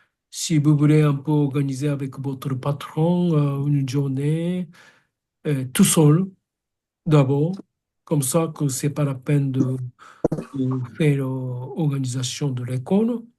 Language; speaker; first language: French; non-native, fluent; Japanese